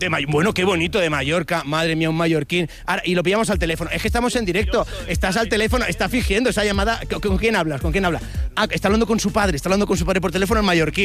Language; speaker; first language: Spanish; native; Spanish